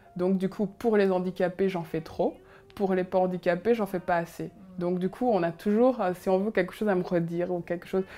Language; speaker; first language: French; early bilingual, other home language; Kinyarwanda